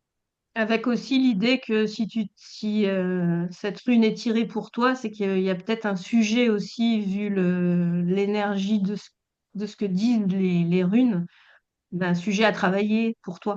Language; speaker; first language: French; native; French